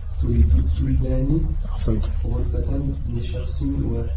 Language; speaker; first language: Arabic; non-native, learner; French